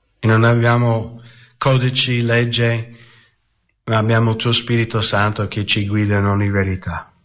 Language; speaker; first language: Italian; non-native, fluent; English